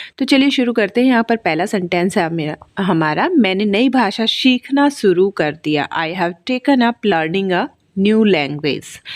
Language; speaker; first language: Hindi; native; Hindi